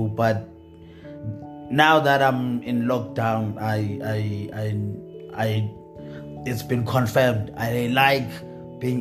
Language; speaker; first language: English; non-native, local second language; Xhosa